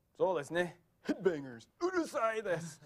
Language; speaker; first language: Japanese; non-native, fluent; English